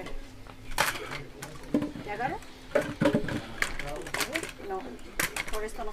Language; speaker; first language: Spanish; native; Spanish